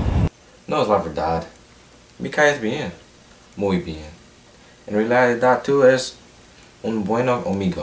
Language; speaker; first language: Spanish; non-native, learner; English